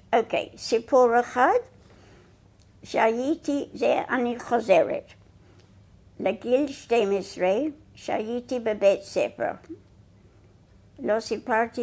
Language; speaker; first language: Hebrew; non-native, fluent; English